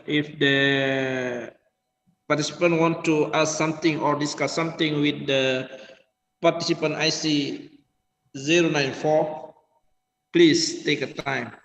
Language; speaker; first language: English; non-native, learner; Indonesian